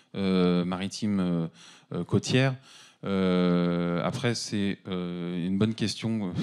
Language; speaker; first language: French; native; French